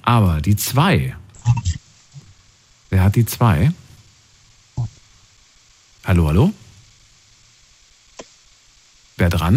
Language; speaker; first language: German; native; German